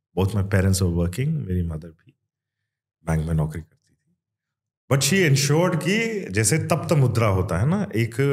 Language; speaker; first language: Hindi; non-native, local second language; Kannada